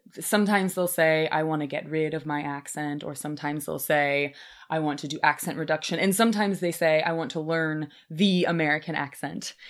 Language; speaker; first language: English; native; English